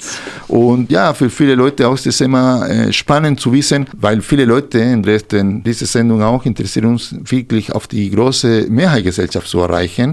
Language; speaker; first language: German; non-native, fluent; Spanish